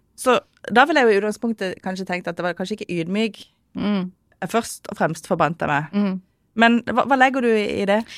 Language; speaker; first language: Norwegian; native; Norwegian